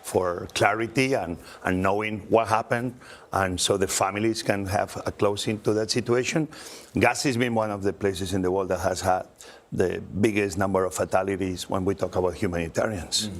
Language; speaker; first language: English; non-native, fluent; Spanish